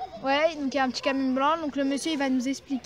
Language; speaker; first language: French; native; French